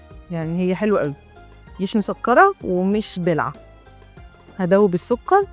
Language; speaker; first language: Arabic; native; Arabic